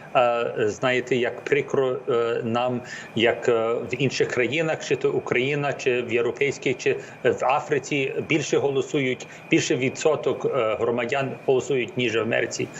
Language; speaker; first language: Ukrainian; early bilingual, heritage; Ukrainian